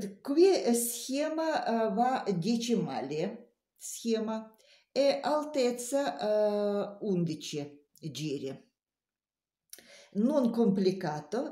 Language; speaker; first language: Italian; non-native, learner; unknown